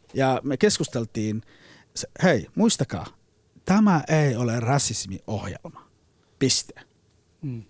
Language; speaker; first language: Finnish; non-native, fluent; Somali